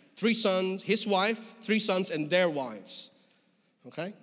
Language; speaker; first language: English; non-native, local second language; Filipino